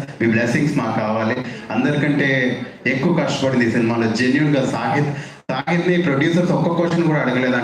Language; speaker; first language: Telugu; native; Telugu